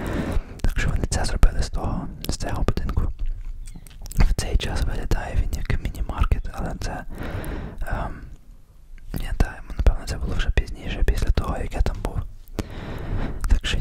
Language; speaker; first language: Ukrainian; early bilingual, heritage; Ukrainian